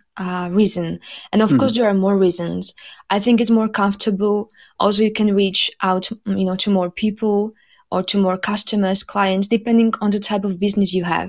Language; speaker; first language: English; non-native, fluent; Slovak